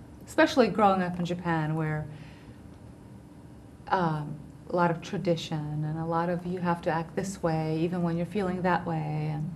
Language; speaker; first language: English; early bilingual, heritage; English